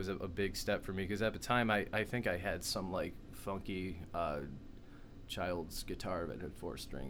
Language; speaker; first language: English; native; English